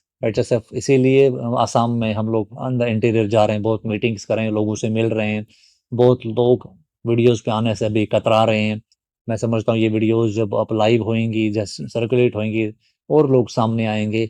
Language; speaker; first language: Hindi; native; Hindi